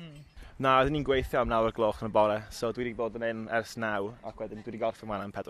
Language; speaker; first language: Welsh; native; Welsh